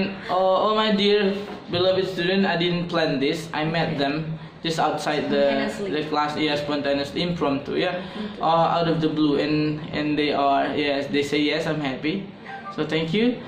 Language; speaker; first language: English; non-native, fluent; Indonesian